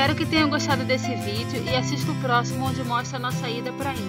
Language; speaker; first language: Portuguese; native; Portuguese